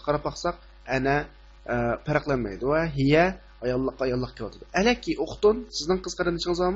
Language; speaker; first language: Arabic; non-native, fluent; Uyghur